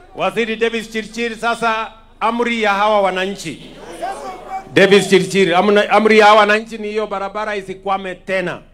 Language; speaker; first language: Swahili; non-native, local second language; Kalenjin